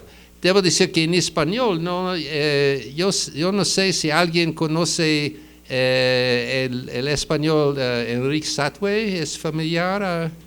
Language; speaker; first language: Spanish; non-native, fluent; English